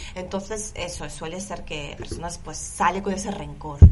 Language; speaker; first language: Spanish; non-native, fluent; Lithuanian